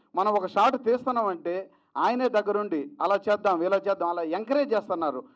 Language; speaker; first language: Telugu; native; Telugu